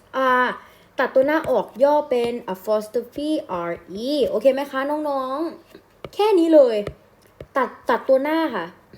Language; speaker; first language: Thai; native; Thai